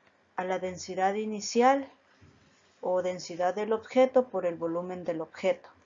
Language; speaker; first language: Spanish; native; Spanish